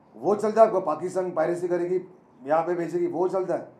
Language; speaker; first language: Hindi; non-native, local second language; Marathi